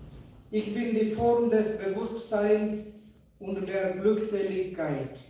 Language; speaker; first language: German; non-native, fluent; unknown